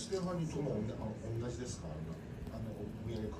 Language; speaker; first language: Japanese; native; Japanese